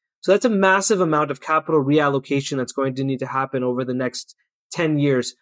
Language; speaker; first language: English; early bilingual, other home language; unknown